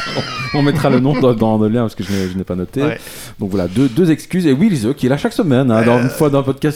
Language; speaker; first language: French; native; French